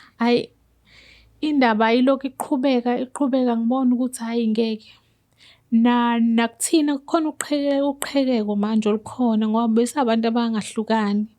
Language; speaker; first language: Zulu; native; Zulu